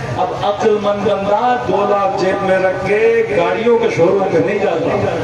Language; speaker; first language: Urdu; non-native, local second language; Sindhi